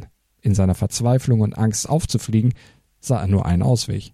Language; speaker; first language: German; native; German